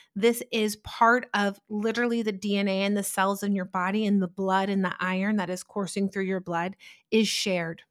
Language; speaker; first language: English; early bilingual, other home language; Italian